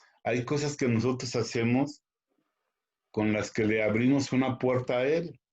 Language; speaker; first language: Spanish; native; Spanish